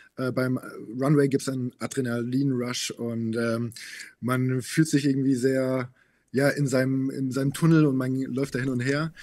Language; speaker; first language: German; native; German